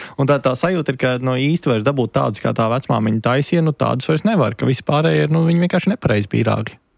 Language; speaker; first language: Latvian; native; Latvian